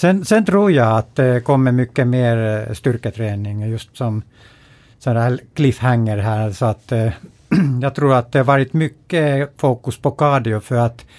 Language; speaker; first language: Swedish; non-native, fluent; Finnish